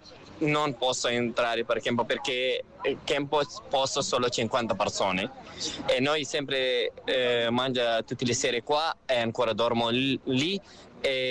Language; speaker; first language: Italian; non-native, learner; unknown